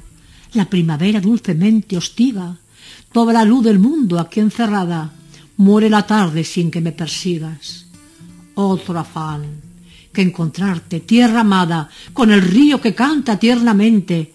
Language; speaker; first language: Spanish; native; Spanish